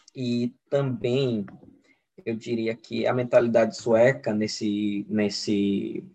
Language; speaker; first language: Portuguese; non-native, fluent; Swedish